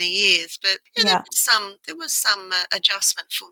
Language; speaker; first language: English; native; English